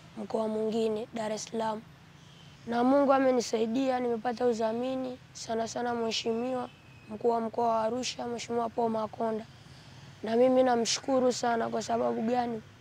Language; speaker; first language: Swahili; native; Swahili